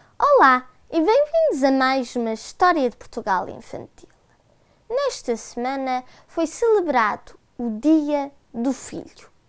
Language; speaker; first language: Portuguese; early bilingual, heritage; Portuguese